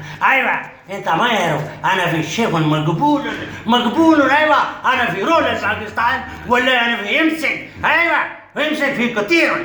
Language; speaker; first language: Arabic; non-native, learner; Pashto